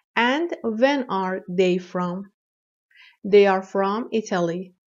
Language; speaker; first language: English; non-native, fluent; Persian